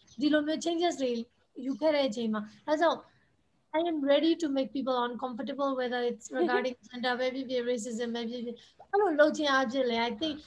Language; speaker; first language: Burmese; non-native, local second language; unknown